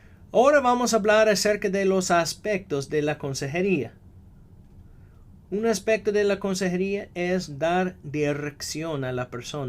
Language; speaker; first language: Spanish; non-native, fluent; English